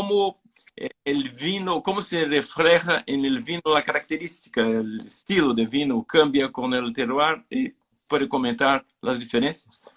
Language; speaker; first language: Spanish; non-native, fluent; Portuguese